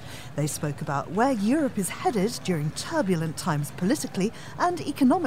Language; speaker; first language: English; native; English